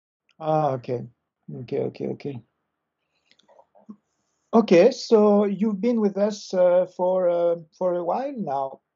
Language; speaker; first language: English; non-native, fluent; French